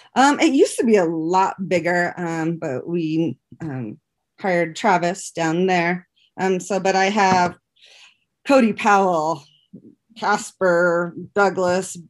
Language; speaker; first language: English; native; English